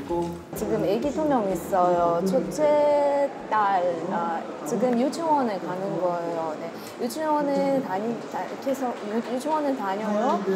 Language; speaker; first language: Korean; non-native, learner; Russian